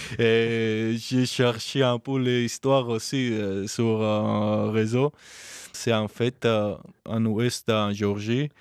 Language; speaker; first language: French; non-native, learner; Georgian